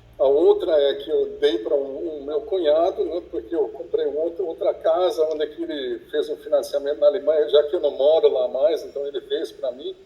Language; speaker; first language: Portuguese; non-native, fluent; German